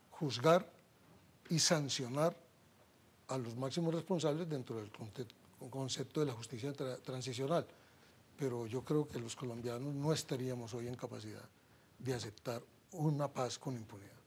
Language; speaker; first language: Spanish; native; Spanish